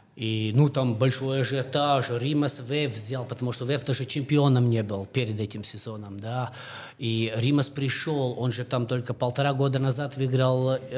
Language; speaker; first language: Russian; non-native, local second language; Latvian